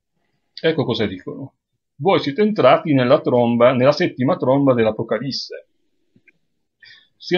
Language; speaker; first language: Italian; native; Italian